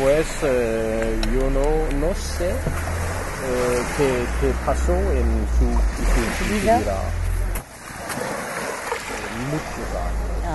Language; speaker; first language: Spanish; non-native, learner; Danish